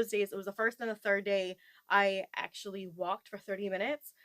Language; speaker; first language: English; native; English